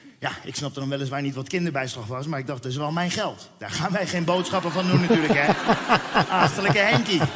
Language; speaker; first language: Dutch; early bilingual, other home language; Spanish